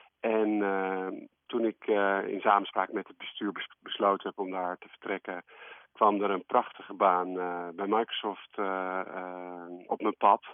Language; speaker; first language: Dutch; native; Dutch